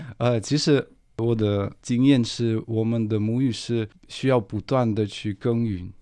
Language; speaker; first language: Chinese; non-native, fluent; Russian